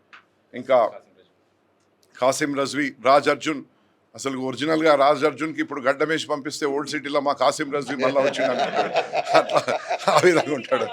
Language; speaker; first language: Telugu; native; Telugu